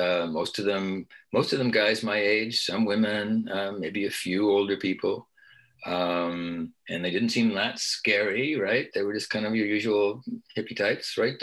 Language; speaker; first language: English; native; English